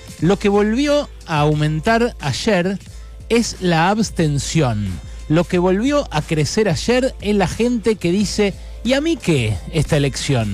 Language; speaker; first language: Spanish; native; Spanish